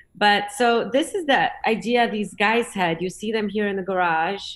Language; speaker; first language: English; non-native, fluent; Polish